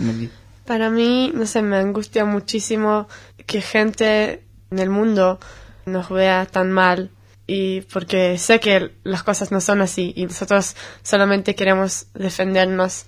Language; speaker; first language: Spanish; non-native, learner; Hebrew